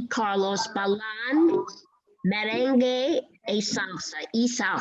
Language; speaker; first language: Spanish; non-native, learner; English